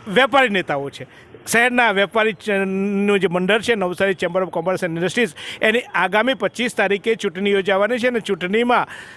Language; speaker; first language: Gujarati; native; Gujarati